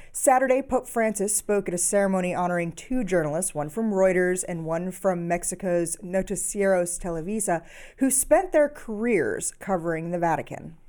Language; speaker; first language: English; native; English